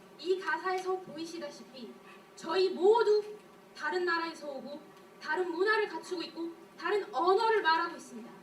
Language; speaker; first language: Korean; early bilingual, heritage; Korean